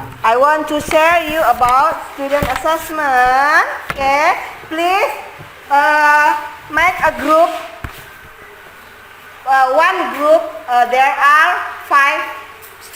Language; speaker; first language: English; non-native, learner; Indonesian